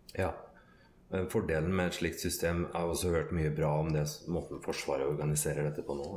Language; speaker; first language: Norwegian; native; Norwegian